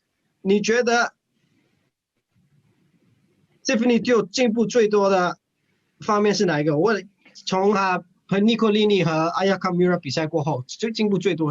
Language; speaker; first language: Chinese; non-native, learner; English